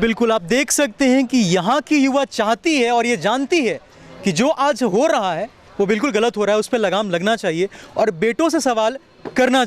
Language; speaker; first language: Hindi; native; Hindi